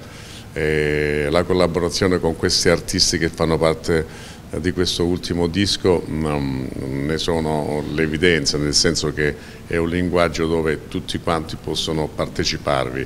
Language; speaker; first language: Italian; native; Italian